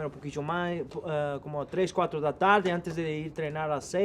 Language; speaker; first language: Portuguese; non-native, learner; Spanish